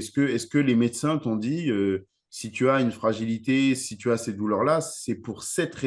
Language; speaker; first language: French; native; French